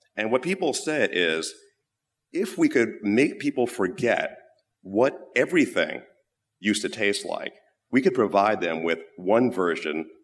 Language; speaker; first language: English; native; English